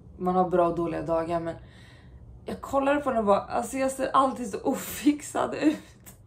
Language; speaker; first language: Swedish; native; Swedish